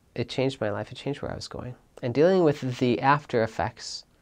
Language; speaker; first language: English; native; English